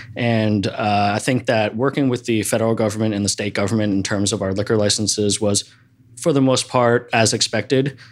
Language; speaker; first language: English; native; English